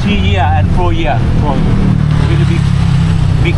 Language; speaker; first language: English; non-native, learner; Thai